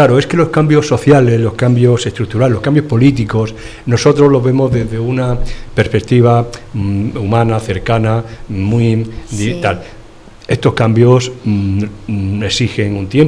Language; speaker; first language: Spanish; native; Spanish